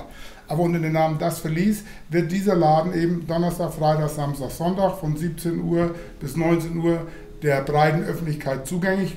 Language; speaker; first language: German; native; German